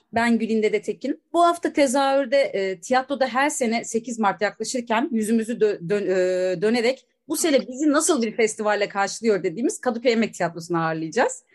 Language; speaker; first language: Turkish; native; Turkish